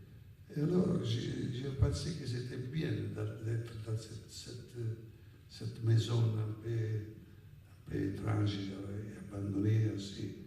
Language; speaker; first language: French; non-native, fluent; Italian